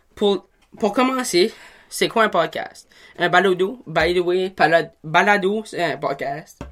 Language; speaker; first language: French; native; French